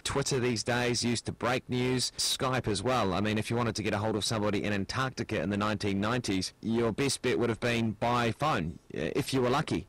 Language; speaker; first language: English; native; English